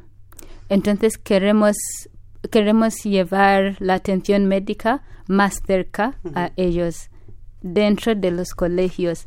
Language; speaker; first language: Spanish; non-native, fluent; Ganda